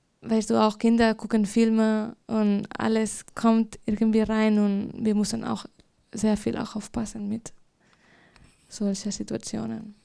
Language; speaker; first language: German; non-native, fluent; Spanish